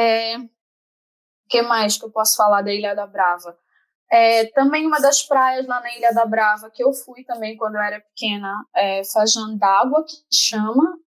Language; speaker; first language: Portuguese; non-native, local second language; Kabuverdianu